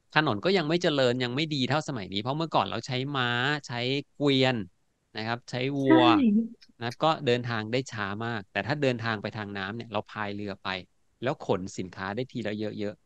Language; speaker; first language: Thai; native; Thai